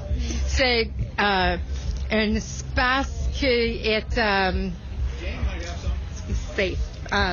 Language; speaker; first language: French; non-native, local second language; English